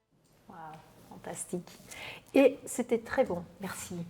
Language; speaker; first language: French; non-native, local second language; Dutch